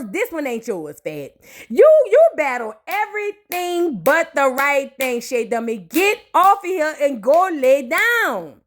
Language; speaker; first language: English; native; English